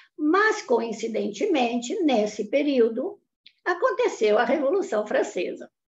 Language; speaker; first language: Portuguese; non-native, fluent; Italian